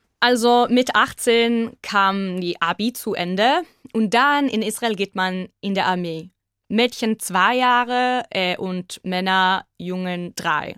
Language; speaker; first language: German; non-native, fluent; Hebrew